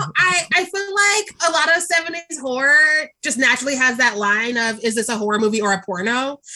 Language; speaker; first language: English; native; English